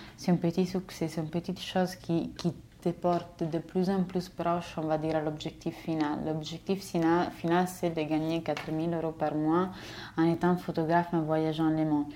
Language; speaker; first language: French; non-native, fluent; Italian